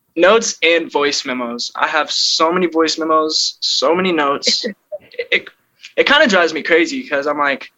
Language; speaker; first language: English; native; English